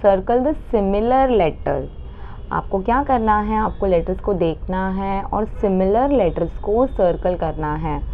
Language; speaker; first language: Hindi; non-native, local second language; Marathi